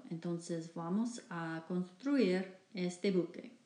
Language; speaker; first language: Spanish; non-native, fluent; English